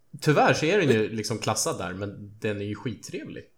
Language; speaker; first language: Swedish; native; Swedish